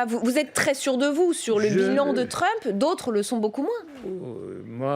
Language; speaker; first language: French; native; French